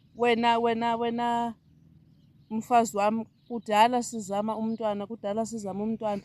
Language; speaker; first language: Zulu; non-native, local second language; Xhosa